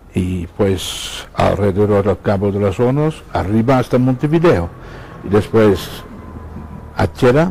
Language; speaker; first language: Spanish; non-native, fluent; Dutch